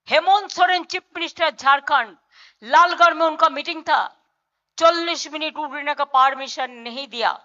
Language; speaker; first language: Hindi; non-native, local second language; Bangla